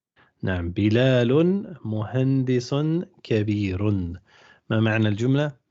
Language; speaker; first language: Arabic; non-native, fluent; English